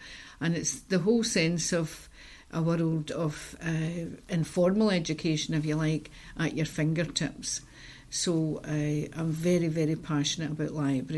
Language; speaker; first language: English; native; English